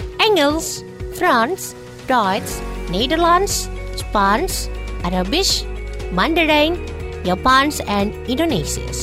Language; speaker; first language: Dutch; non-native, fluent; Indonesian